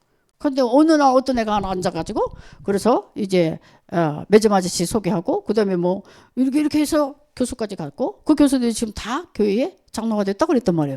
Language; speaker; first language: Korean; native; Korean